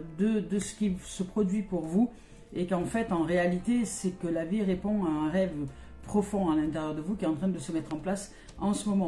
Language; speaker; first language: French; native; French